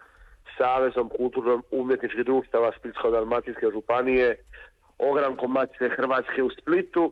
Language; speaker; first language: Serbian; native; Serbian